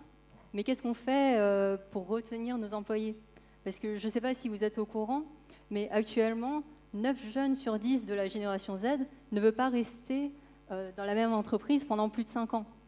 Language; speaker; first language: French; native; French